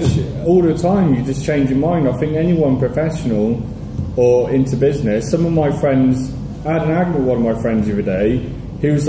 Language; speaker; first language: English; native; English